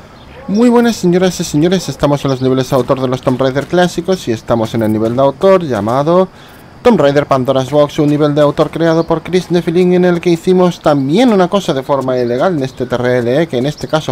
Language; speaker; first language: Spanish; native; Spanish